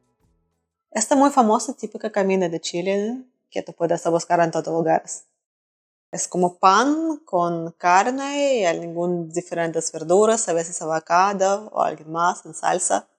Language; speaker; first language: Spanish; non-native, learner; Russian